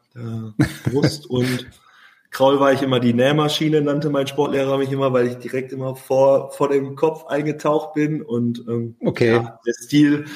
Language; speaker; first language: German; native; German